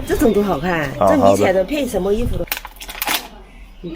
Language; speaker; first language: Chinese; native; Chinese